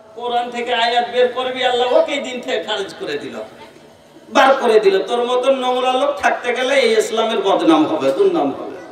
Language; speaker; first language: Bangla; non-native, local second language; Bhojpuri